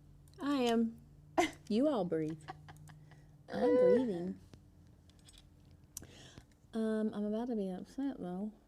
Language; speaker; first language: English; native; English